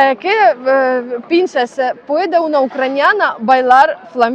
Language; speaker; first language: Spanish; non-native, fluent; Ukrainian